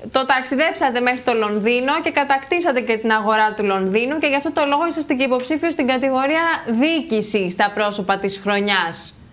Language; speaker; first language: Greek; native; Greek